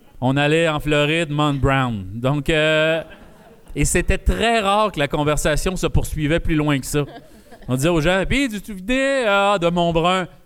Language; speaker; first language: French; native; French